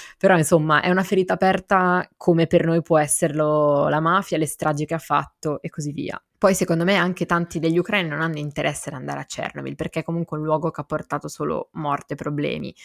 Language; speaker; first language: Italian; native; Italian